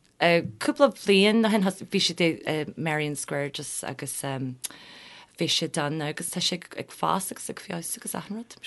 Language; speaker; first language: Irish; non-native, local second language; English